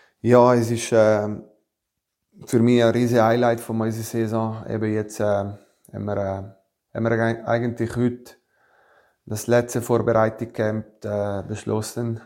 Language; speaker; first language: German; non-native, fluent; Italian